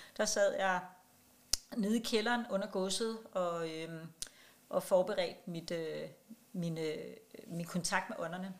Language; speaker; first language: Danish; non-native, local second language; Kalaallisut